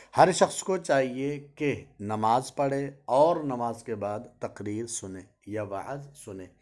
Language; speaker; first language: Urdu; native; Urdu